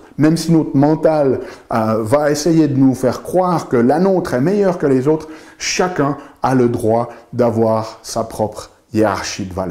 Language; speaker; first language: French; native; French